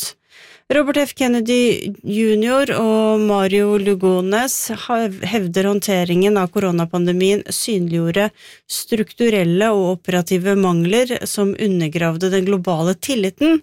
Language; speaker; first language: Norwegian; native; Norwegian